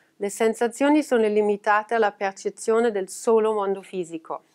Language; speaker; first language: Italian; non-native, fluent; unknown